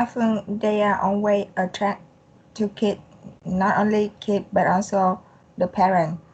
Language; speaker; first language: English; non-native, learner; Vietnamese